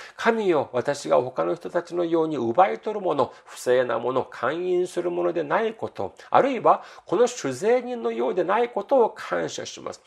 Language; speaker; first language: Japanese; non-native, fluent; Korean